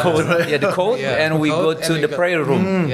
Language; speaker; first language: English; non-native, learner; Indonesian